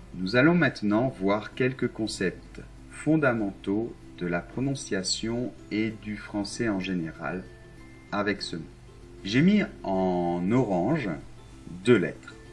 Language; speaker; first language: French; non-native, fluent; Arabic